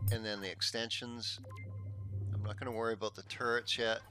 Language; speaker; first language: English; native; English